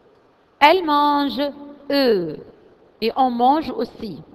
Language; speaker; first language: French; non-native, fluent; Arabic